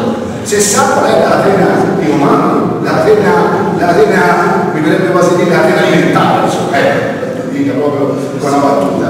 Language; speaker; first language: Italian; native; Italian